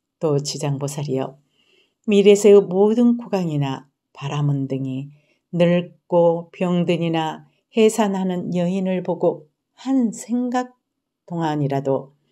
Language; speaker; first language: Korean; native; Korean